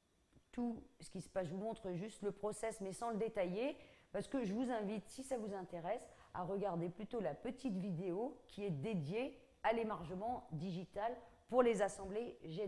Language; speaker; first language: French; native; French